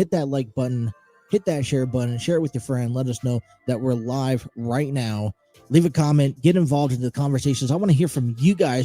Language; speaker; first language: English; native; English